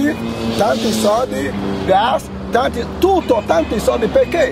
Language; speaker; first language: Italian; non-native, learner; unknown